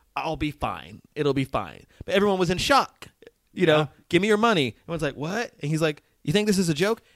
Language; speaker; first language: English; native; English